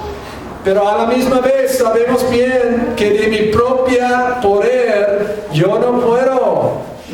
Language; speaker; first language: Spanish; non-native, fluent; English